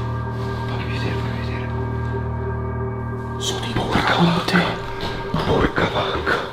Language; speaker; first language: Italian; native; Italian